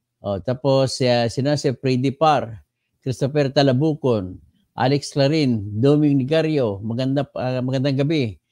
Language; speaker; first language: Filipino; native; Filipino